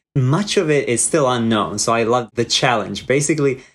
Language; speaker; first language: English; non-native, fluent; Croatian